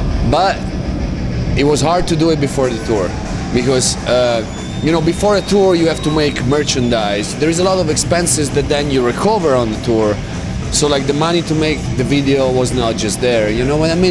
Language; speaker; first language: English; native; English